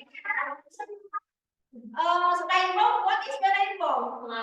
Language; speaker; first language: English; non-native, learner; Indonesian